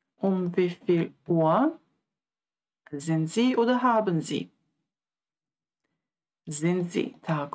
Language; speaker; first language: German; non-native, fluent; Croatian